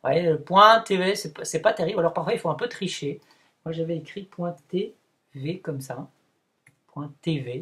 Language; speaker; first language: French; native; French